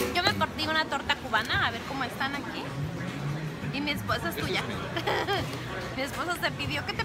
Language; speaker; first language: Spanish; native; Spanish